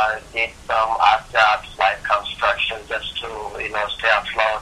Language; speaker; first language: English; non-native, local second language; Ganda